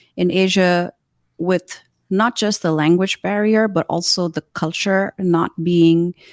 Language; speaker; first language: English; non-native, local second language; Urdu